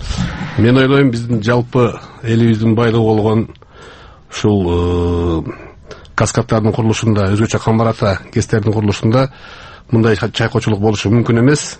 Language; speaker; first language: Kyrgyz; native; Kyrgyz